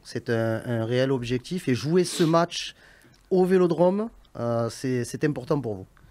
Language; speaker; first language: French; native; French